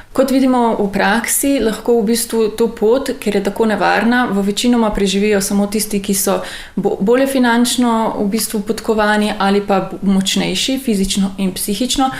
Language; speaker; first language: Slovenian; native; Slovenian